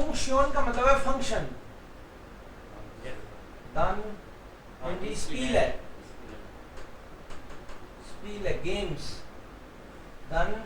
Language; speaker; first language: German; non-native, fluent; Hindi